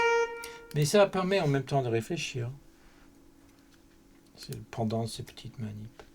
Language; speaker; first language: French; non-native, fluent; English